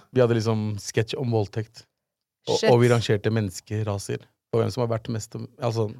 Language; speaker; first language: Norwegian; early bilingual, other home language; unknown